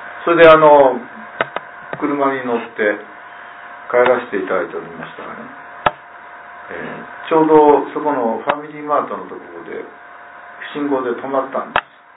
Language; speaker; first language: Japanese; native; Japanese